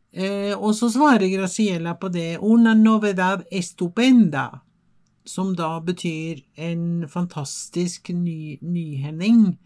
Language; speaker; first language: Norwegian; non-native, fluent; Spanish